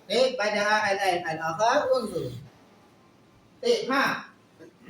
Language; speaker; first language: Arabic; non-native, learner; Malay